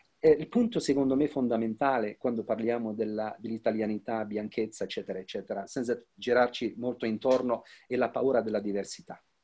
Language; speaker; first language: Italian; non-native, fluent; Arabic